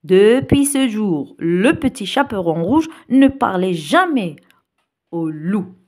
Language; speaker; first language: French; non-native, local second language; Arabic